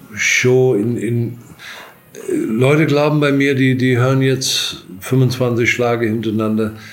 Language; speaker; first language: German; non-native, fluent; English